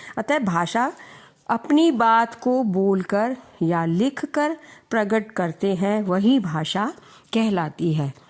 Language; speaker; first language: Hindi; native; Hindi